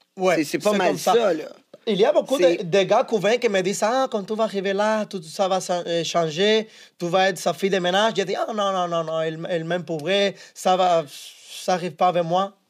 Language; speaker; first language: French; non-native, fluent; Spanish